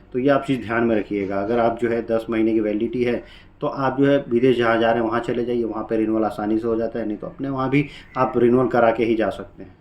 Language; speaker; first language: Hindi; native; Hindi